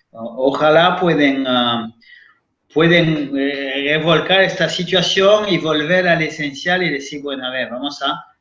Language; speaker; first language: Spanish; non-native, fluent; French